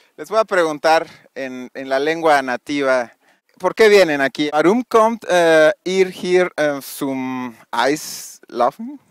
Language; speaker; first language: Spanish; native; Spanish